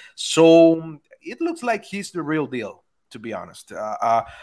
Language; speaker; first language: English; non-native, fluent; Spanish